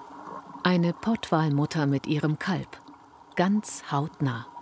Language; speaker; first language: German; native; German